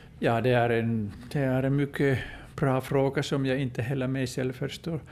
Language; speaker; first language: Swedish; non-native, local second language; Finnish